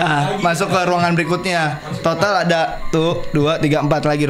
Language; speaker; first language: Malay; non-native, local second language; Sundanese